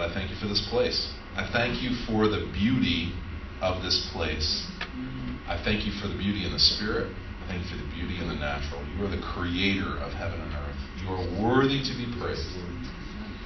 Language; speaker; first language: English; native; English